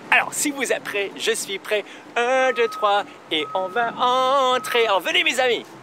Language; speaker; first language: French; non-native, learner; English